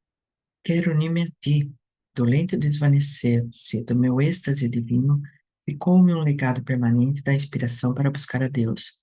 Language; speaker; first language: Portuguese; native; Portuguese